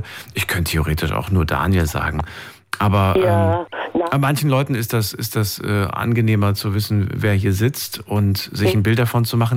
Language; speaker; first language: German; native; German